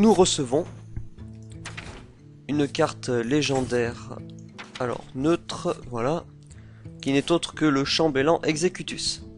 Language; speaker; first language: French; native; French